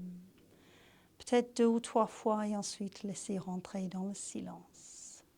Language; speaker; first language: French; native; French